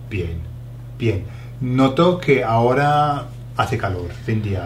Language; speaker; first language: Spanish; non-native, fluent; English